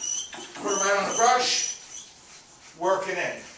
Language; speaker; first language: English; native; English